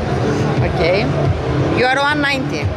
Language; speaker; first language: English; non-native, learner; Serbian